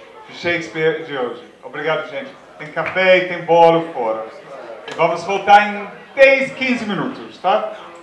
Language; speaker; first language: Portuguese; non-native, fluent; English